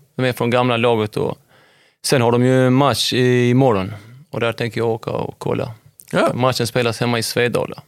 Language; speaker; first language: Swedish; early bilingual, other home language; Albanian